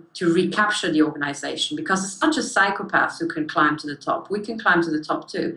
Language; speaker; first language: English; early bilingual, other home language; German